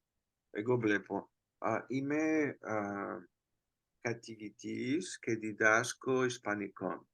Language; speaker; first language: Greek; non-native, learner; Spanish